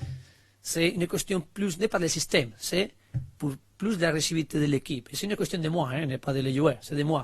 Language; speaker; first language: French; non-native, learner; Spanish